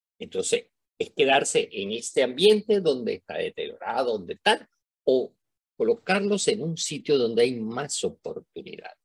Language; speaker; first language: Spanish; native; Spanish